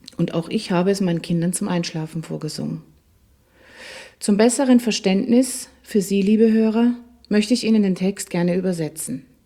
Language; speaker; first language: German; native; German